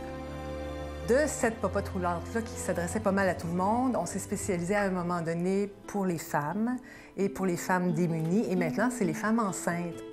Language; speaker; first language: French; native; French